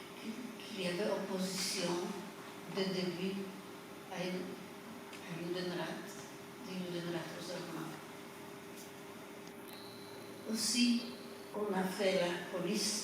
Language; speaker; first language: French; non-native, fluent; Polish